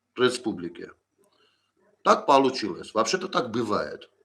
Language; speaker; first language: Russian; non-native, local second language; Armenian